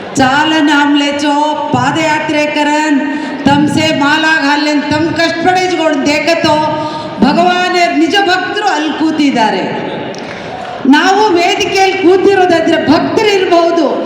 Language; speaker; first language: Kannada; non-native, local second language; Lambadi